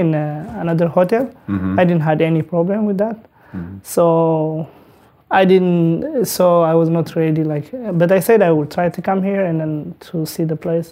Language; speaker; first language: English; non-native, learner; Tigrinya